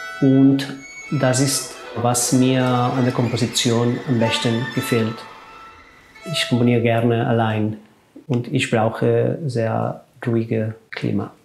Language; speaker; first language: German; non-native, fluent; Catalan